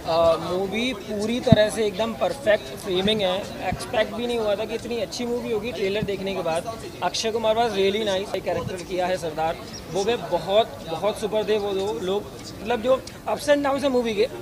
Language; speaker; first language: Hindi; native; Hindi